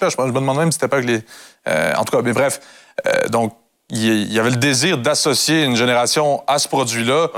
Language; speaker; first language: French; native; French